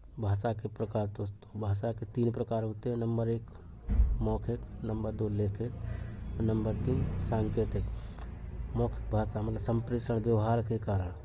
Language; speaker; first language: Hindi; native; Hindi